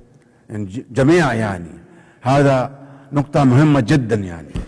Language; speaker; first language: Arabic; non-native, learner; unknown